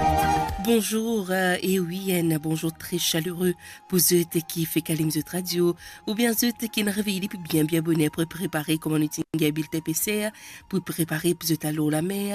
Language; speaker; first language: French; non-native, local second language; Morisyen